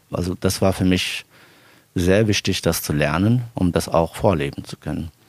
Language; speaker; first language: German; non-native, fluent; Arabic